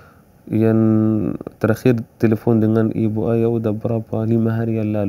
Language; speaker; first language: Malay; non-native, fluent; Arabic